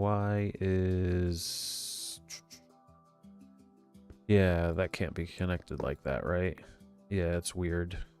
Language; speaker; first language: English; native; English